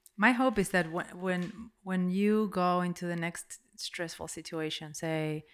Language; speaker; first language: English; non-native, fluent; Spanish